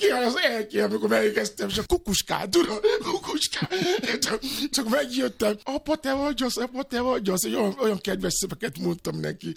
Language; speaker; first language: Hungarian; non-native, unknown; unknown